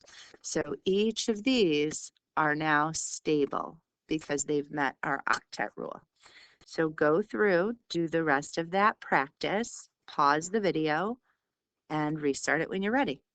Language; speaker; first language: English; native; English